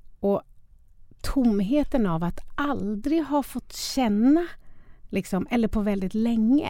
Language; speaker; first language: Swedish; native; Swedish